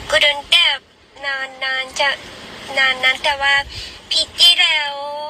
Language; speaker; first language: Thai; non-native, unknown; Japanese